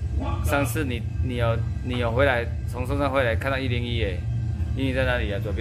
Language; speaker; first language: Chinese; native; Chinese